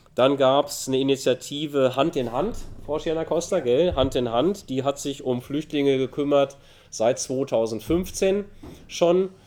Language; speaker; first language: German; native; German